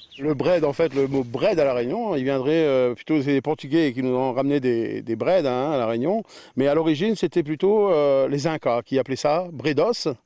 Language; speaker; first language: French; native; French